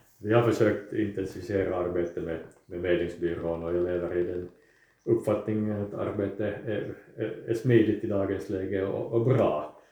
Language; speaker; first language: Swedish; native; Swedish